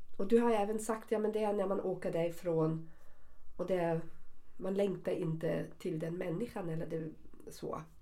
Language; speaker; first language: Swedish; early bilingual, other home language; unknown